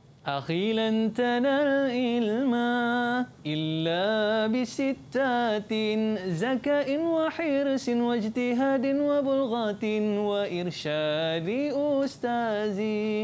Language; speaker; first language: Arabic; non-native, learner; Malay